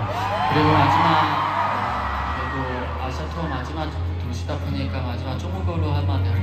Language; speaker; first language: Korean; non-native, fluent; Chinese